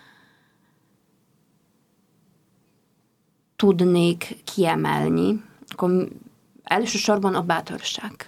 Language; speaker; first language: Hungarian; non-native, fluent; Polish